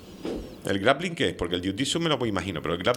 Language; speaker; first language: Spanish; native; Spanish